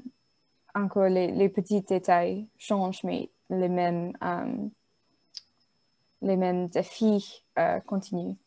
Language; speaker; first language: French; non-native, learner; English